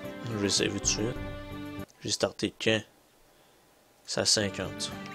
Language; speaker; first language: French; native; French